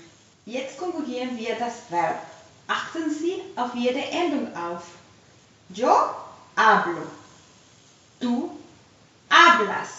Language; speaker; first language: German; non-native, fluent; Spanish